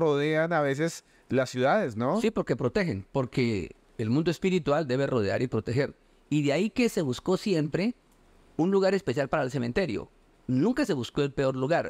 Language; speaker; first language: Spanish; native; Spanish